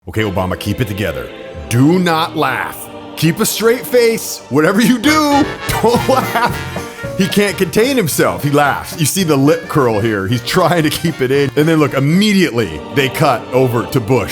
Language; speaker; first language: English; native; English